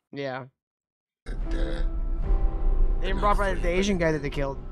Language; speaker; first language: English; native; English